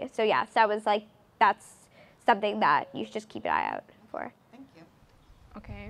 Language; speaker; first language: English; native; English